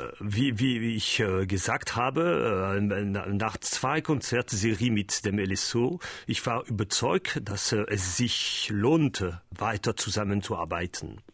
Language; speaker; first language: German; non-native, learner; French